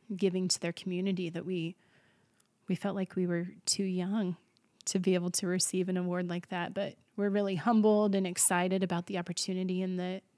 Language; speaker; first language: English; native; English